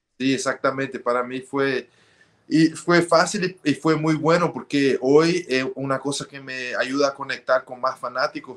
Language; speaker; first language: Spanish; early bilingual, heritage; Spanish